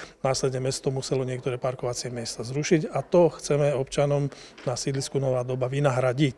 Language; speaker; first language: Slovak; native; Slovak